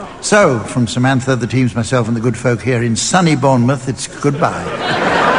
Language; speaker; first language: English; native; English